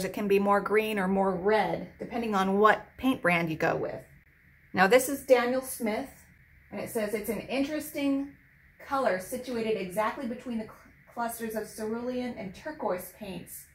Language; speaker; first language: English; native; English